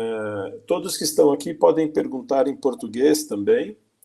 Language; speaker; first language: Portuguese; non-native, fluent; Spanish